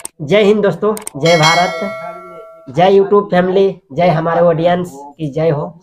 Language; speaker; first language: Hindi; native; Hindi